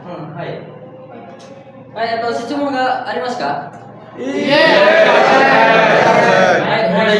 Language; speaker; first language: Japanese; non-native, fluent; Indonesian